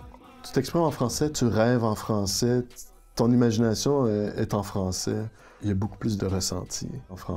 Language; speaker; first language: French; native; French